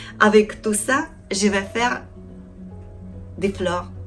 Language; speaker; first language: French; non-native, learner; Ukrainian